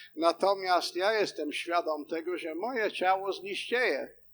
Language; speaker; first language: Polish; non-native, fluent; English